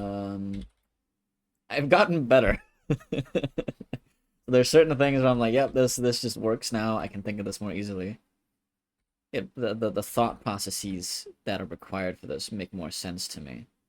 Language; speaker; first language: English; native; English